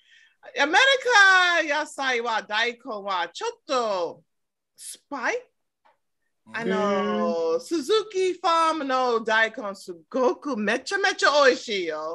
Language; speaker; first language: Japanese; non-native, learner; English